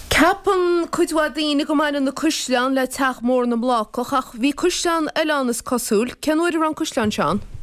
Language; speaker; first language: Irish; native; Irish